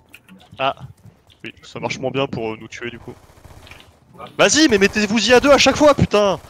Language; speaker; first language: French; native; French